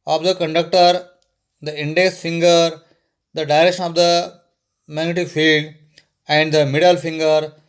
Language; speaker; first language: English; non-native, local second language; Marathi